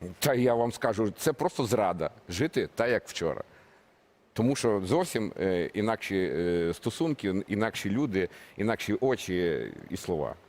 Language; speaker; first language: Ukrainian; native; Ukrainian